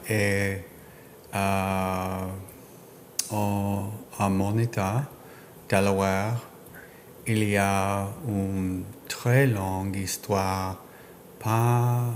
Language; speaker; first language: French; non-native, learner; English